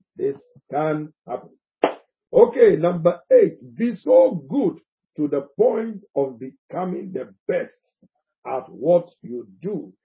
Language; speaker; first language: English; non-native, local second language; Akan